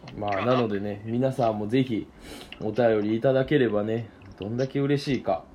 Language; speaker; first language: Japanese; native; Japanese